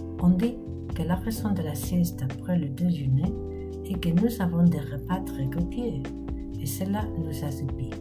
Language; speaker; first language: French; non-native, learner; Spanish